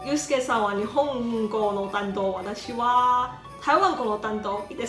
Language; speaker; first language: Japanese; non-native, learner; Chinese